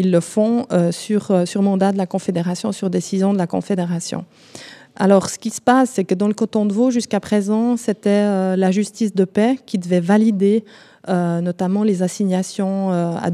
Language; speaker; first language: French; native; French